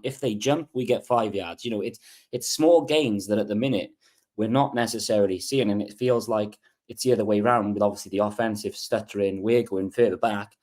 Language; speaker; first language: English; native; English